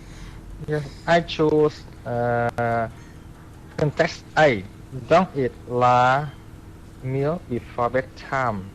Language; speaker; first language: English; non-native, learner; Vietnamese